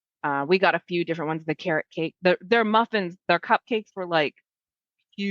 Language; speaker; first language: English; native; English